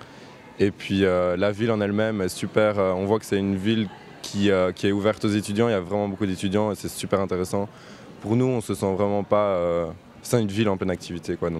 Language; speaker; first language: French; native; French